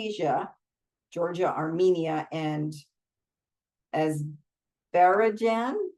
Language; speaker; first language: English; native; English